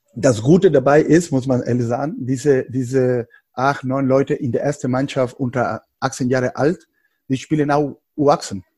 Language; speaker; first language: German; non-native, learner; Spanish